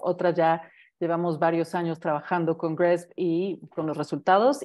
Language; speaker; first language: Spanish; native; Spanish